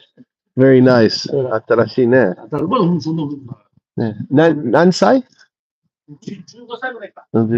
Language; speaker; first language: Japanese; non-native, learner; English